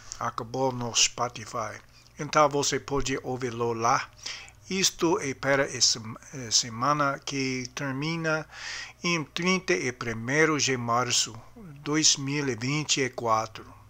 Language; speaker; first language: Portuguese; non-native, learner; English